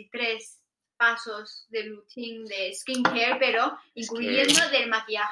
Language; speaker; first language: Spanish; non-native, fluent; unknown